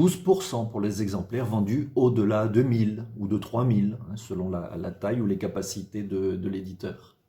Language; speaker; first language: French; native; French